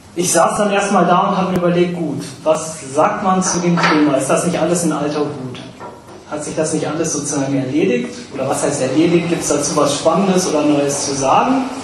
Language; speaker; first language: German; early bilingual, other home language; English